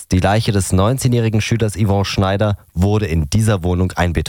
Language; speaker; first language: German; native; German